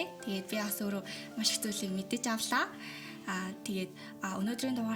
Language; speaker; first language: Mongolian; native; Mongolian